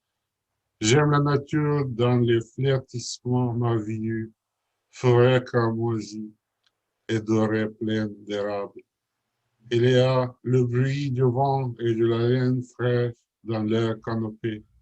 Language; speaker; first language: French; non-native, learner; Russian